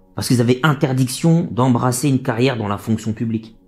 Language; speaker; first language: French; native; French